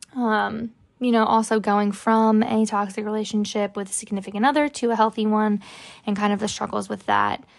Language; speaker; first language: English; native; English